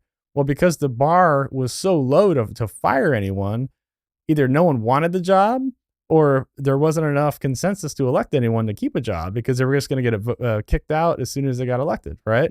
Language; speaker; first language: English; native; English